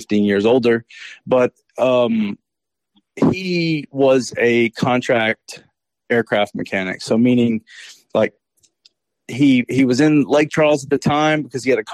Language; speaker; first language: English; native; English